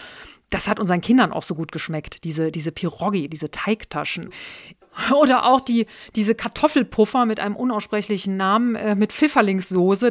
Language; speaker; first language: German; native; German